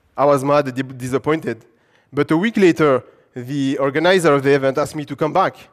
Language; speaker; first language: English; non-native, fluent; French